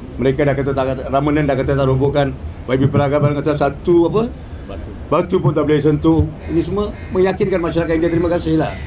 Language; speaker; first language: Malay; non-native, local second language; Tamil